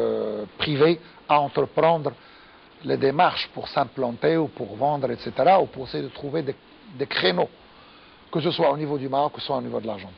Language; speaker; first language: French; non-native, local second language; Arabic